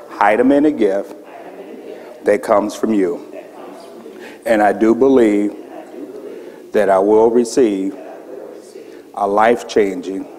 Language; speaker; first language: English; native; English